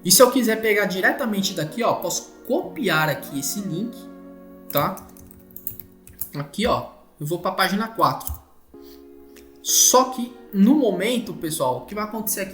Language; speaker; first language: Portuguese; native; Portuguese